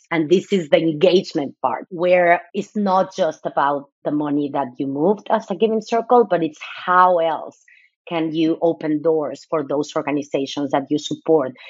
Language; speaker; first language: English; non-native, fluent; Spanish